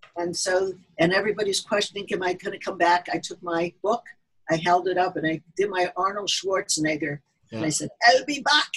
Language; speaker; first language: English; native; English